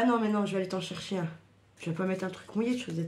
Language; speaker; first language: French; native; French